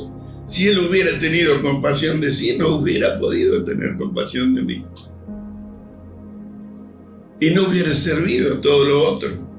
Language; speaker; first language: Spanish; native; Spanish